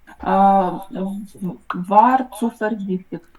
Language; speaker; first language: German; non-native, learner; Ukrainian